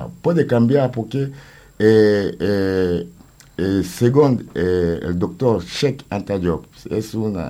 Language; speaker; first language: Spanish; non-native, learner; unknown